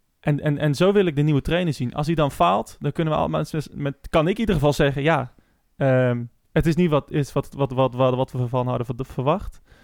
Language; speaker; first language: Dutch; native; Dutch